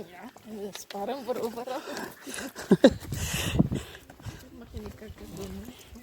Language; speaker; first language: Dutch; native; Dutch